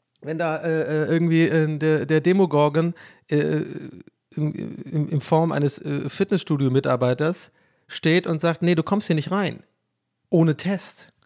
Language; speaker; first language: German; native; German